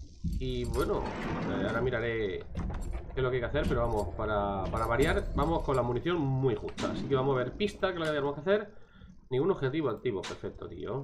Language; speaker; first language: Spanish; native; Spanish